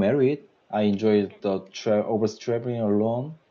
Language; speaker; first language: English; non-native, learner; Korean